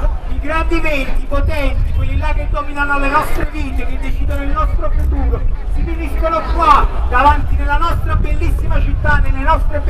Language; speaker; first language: Italian; native; Italian